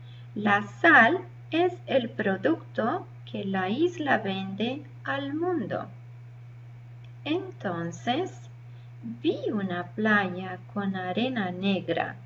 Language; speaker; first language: Spanish; non-native, learner; English